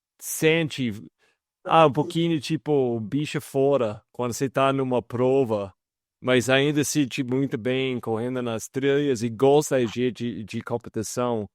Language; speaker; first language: Portuguese; non-native, fluent; English